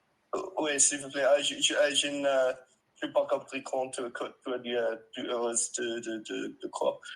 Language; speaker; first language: French; non-native, learner; English